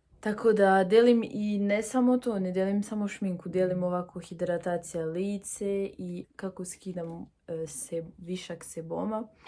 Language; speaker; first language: Bosnian; early bilingual, heritage; Bosnian